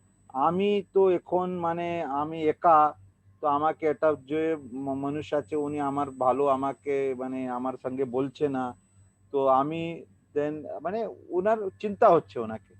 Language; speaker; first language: Bangla; non-native, learner; Hindi